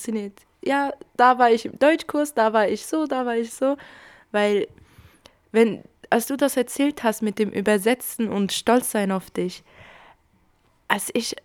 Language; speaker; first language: German; early bilingual, other home language; Kurdish